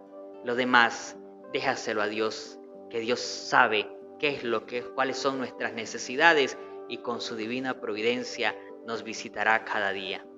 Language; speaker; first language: Spanish; native; Spanish